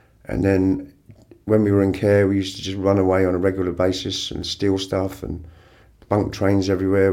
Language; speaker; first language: English; native; English